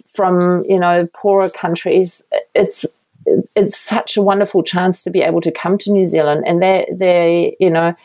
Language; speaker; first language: English; non-native, fluent; German